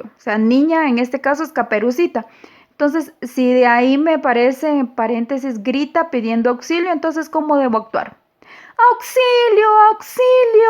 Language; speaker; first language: Spanish; native; Spanish